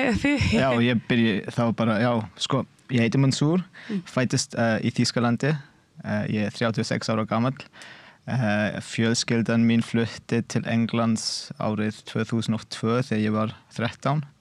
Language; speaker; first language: Icelandic; non-native, fluent; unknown